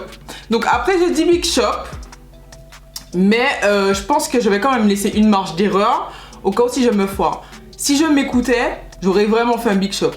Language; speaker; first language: French; native; French